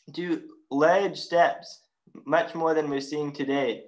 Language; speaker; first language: English; native; English